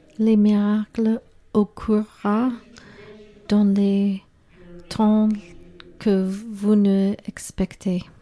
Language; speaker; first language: French; non-native, learner; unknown